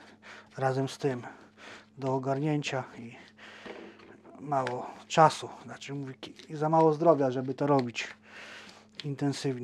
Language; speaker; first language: Polish; native; Polish